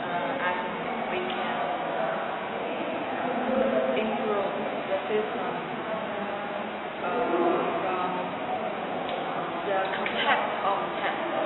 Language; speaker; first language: English; non-native, learner; Chinese